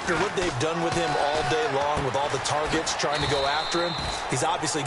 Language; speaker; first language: English; native; English